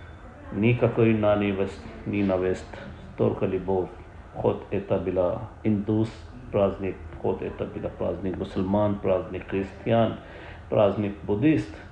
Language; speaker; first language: Russian; non-native, learner; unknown